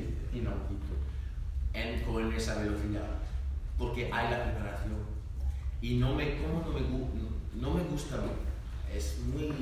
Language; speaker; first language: Spanish; non-native, learner; French